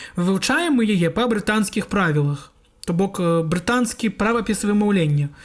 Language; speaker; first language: Belarusian; non-native, local second language; Russian